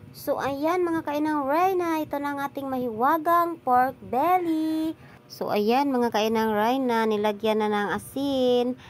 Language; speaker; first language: Filipino; non-native, local second language; Cebuano